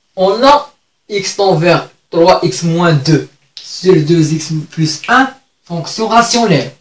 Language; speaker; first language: French; non-native, local second language; Arabic